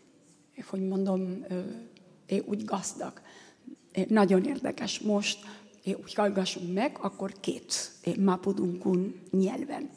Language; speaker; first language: Hungarian; non-native, learner; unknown